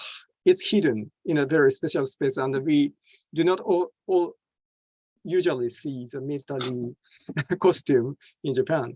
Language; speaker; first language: English; non-native, fluent; Japanese